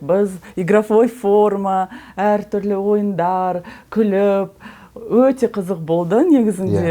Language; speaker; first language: Kazakh; non-native, learner; Russian